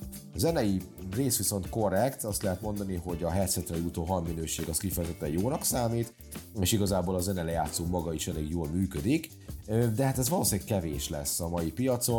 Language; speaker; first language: Hungarian; native; Hungarian